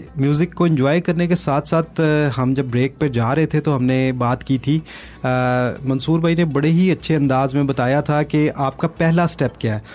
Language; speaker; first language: Urdu; non-native, local second language; Punjabi